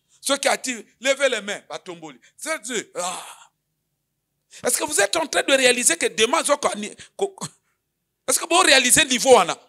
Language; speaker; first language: French; non-native, local second language; Lingala